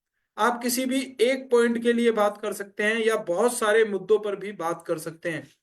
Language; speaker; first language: Hindi; native; Hindi